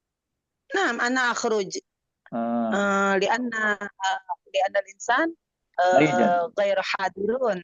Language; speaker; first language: Arabic; non-native, learner; Indonesian